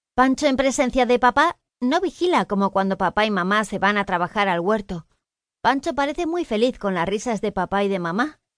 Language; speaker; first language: Spanish; native; Spanish